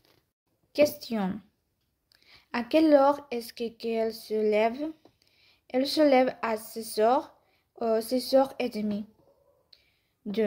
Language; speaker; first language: French; non-native, learner; Spanish